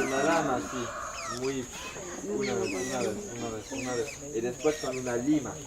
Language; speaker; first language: Spanish; non-native, learner; French